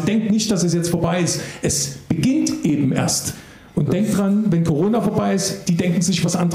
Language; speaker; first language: German; native; German